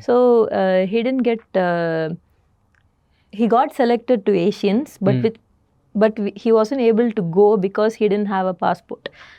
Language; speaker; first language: English; non-native, local second language; Tamil